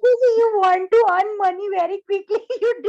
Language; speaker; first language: English; non-native, learner; Hindi